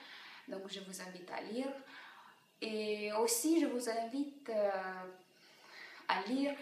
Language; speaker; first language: French; non-native, fluent; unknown